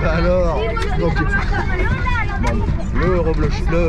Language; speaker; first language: French; native; French